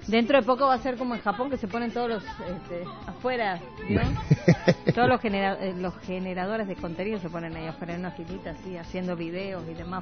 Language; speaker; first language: Spanish; native; Spanish